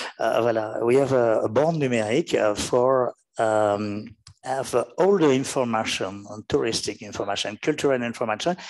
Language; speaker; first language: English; non-native, learner; French